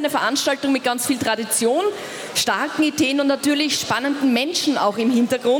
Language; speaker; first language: German; native; German